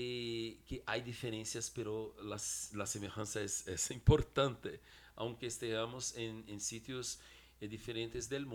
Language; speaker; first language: Spanish; non-native, fluent; Portuguese